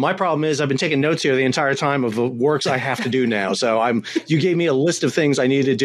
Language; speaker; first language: English; native; English